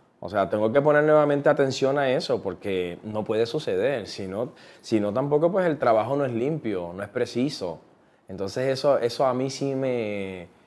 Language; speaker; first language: Spanish; native; Spanish